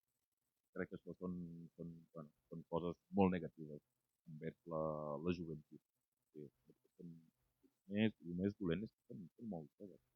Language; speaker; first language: Catalan; non-native, fluent; Wolof